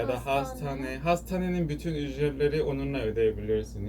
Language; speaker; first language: Turkish; non-native, learner; Korean